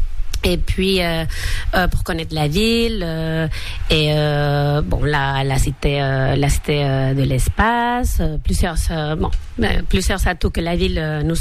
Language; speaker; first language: French; non-native, fluent; Spanish